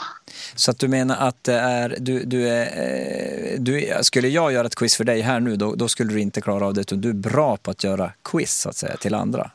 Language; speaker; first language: Swedish; native; Swedish